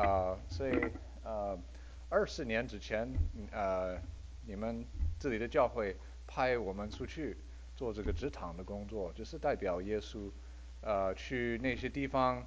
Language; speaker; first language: Chinese; early bilingual, heritage; Chinese